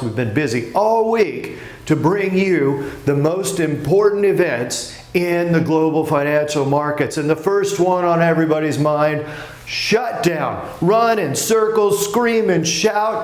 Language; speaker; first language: English; native; English